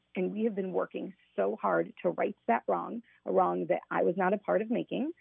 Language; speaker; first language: English; native; English